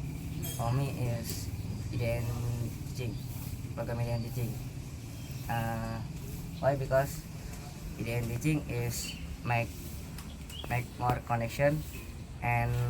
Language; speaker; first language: English; non-native, learner; Indonesian